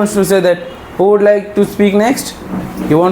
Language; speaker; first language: English; non-native, local second language; Hindi